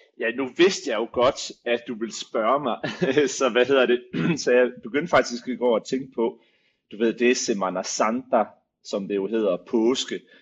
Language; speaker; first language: Danish; native; Danish